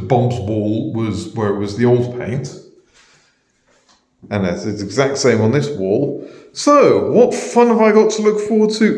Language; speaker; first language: English; native; English